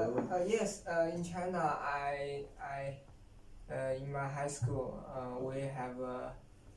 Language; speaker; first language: English; non-native, learner; Chinese